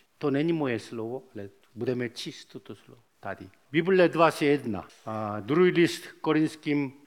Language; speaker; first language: Czech; non-native, learner; Korean